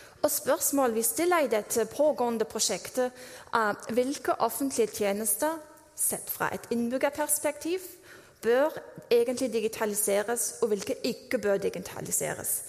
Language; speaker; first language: Norwegian; non-native, fluent; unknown